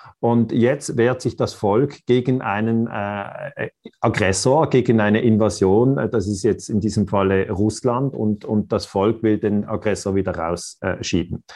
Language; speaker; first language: German; native; German